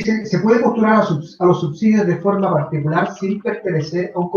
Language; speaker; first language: Spanish; native; Spanish